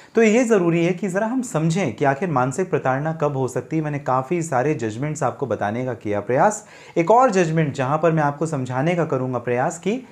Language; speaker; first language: Hindi; native; Hindi